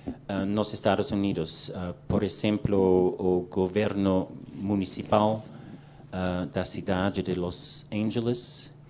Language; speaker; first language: Portuguese; non-native, learner; English